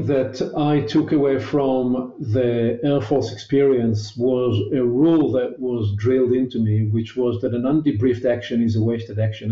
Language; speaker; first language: English; non-native, fluent; Hebrew